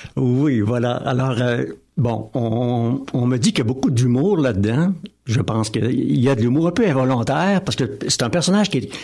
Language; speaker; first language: French; native; French